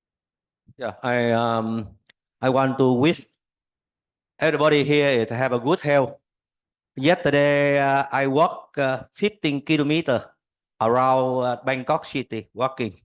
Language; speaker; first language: English; non-native, learner; Vietnamese